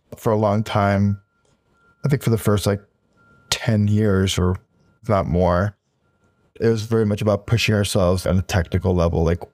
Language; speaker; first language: English; native; English